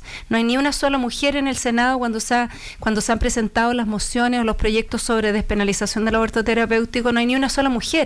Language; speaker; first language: Spanish; native; Spanish